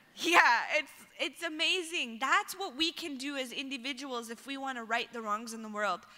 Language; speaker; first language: English; native; English